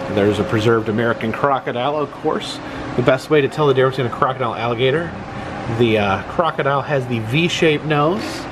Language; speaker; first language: English; native; English